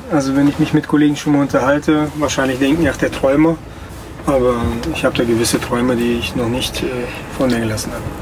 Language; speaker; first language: German; early bilingual, other home language; Russian